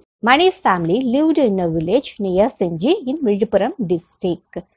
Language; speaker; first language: English; non-native, local second language; Tamil